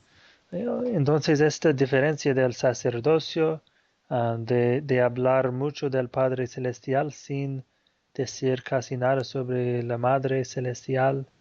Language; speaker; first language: Spanish; non-native, fluent; Portuguese